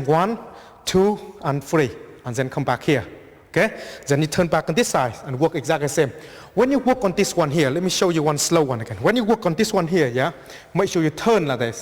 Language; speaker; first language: English; non-native, fluent; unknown